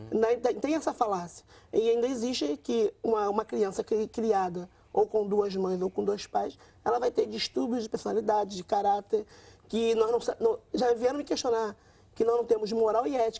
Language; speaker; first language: Portuguese; native; Portuguese